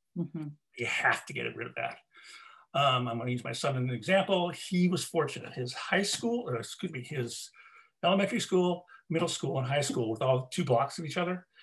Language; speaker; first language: English; native; English